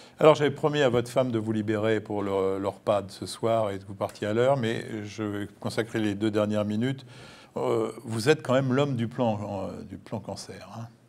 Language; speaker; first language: French; native; French